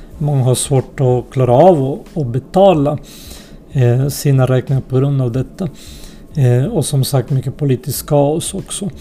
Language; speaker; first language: Swedish; early bilingual, other home language; Spanish